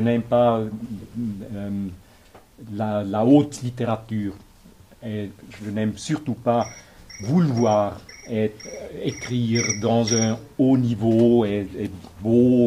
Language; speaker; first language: French; non-native, local second language; German